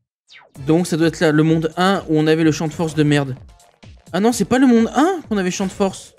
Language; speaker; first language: French; native; French